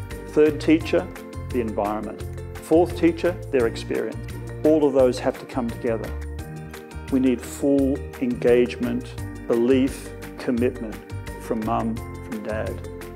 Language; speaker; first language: English; native; English